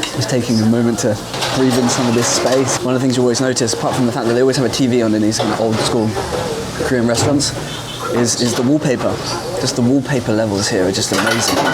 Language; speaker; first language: English; native; English